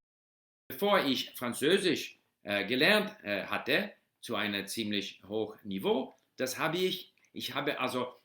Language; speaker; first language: German; non-native, learner; English